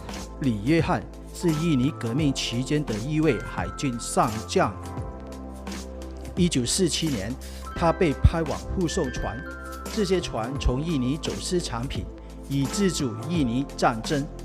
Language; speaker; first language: Chinese; early bilingual, heritage; Chinese